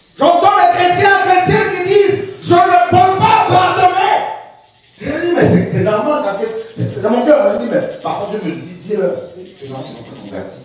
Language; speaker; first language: French; non-native, local second language; Lingala